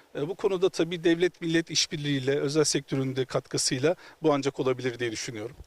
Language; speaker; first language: Turkish; native; Turkish